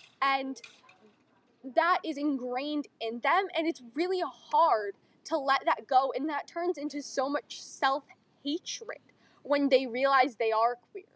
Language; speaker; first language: English; native; English